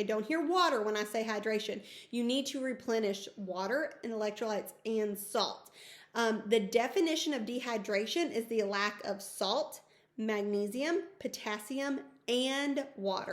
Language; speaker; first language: English; native; English